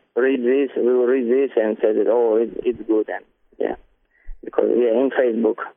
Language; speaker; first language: English; non-native, learner; Ukrainian